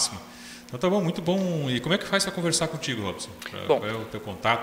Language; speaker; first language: Portuguese; native; Portuguese